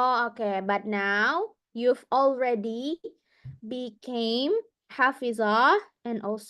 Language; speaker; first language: English; non-native, fluent; Indonesian